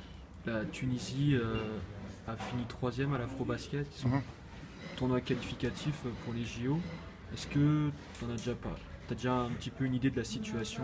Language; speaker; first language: French; native; French